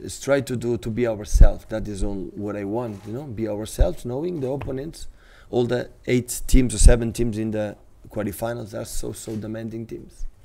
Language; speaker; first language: English; non-native, fluent; Catalan